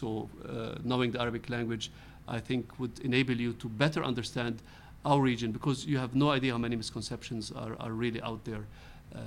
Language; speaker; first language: English; non-native, fluent; Arabic